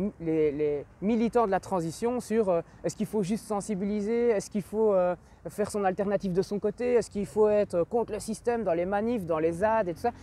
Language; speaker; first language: French; native; French